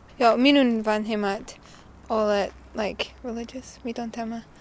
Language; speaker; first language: Finnish; non-native, learner; English